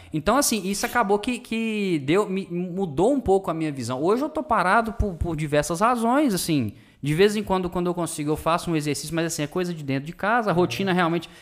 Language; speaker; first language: Portuguese; native; Portuguese